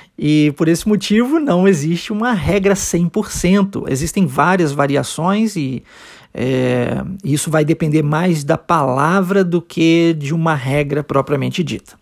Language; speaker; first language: Portuguese; early bilingual, heritage; Portuguese